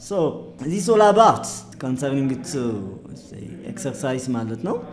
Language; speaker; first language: English; non-native, fluent; Amharic